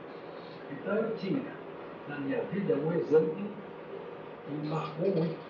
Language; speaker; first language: Portuguese; native; Portuguese